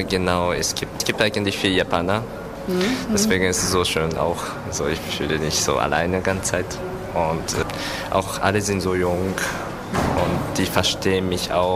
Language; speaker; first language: German; non-native, learner; Japanese